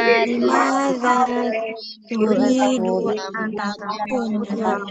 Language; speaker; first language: Arabic; non-native, learner; Indonesian